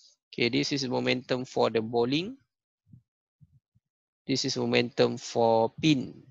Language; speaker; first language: English; non-native, local second language; Malay